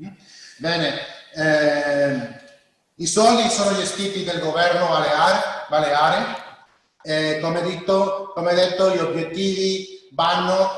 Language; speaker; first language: Italian; non-native, learner; Spanish